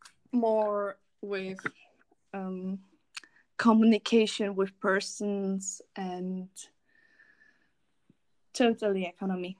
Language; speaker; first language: English; non-native, learner; Czech